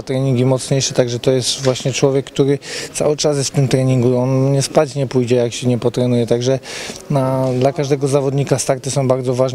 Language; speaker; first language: Polish; native; Polish